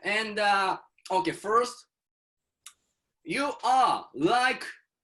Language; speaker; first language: English; non-native, learner; Japanese